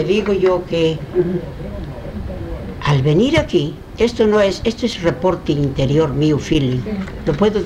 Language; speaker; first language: Spanish; early bilingual, heritage; Spanish